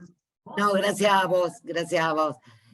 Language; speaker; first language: Spanish; native; Spanish